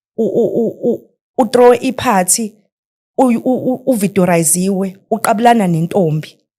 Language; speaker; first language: Zulu; native; Zulu